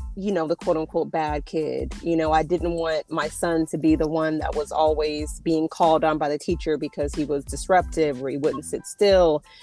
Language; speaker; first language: English; native; English